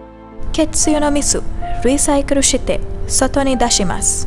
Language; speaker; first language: Japanese; non-native, learner; Sinhala